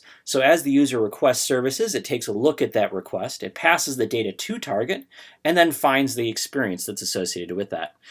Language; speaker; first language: English; native; English